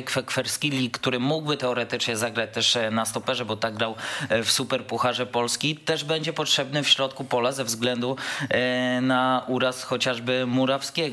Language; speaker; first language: Polish; native; Polish